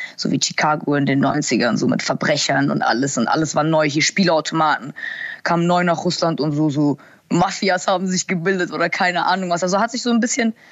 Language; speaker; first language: German; early bilingual, other home language; Russian